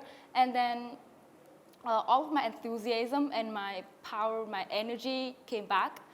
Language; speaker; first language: English; non-native, fluent; Vietnamese